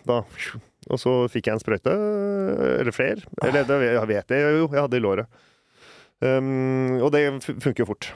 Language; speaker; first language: Norwegian; native; Norwegian